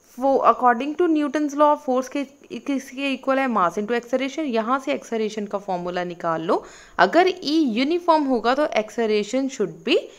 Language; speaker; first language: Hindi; non-native, local second language; Punjabi